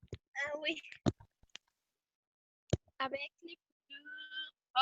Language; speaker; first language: French; non-native, learner; Spanish